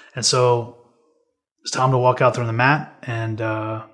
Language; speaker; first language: English; native; English